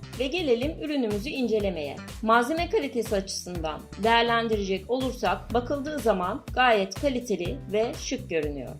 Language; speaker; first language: Turkish; native; Turkish